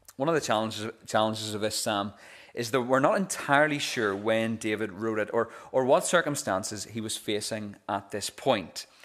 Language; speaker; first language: English; native; English